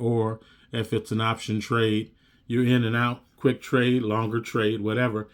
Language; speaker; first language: English; native; English